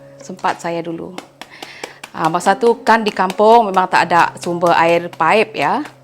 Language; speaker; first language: Malay; non-native, local second language; Iban